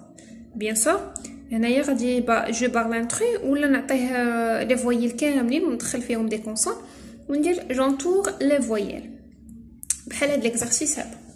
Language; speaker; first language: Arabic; native; Arabic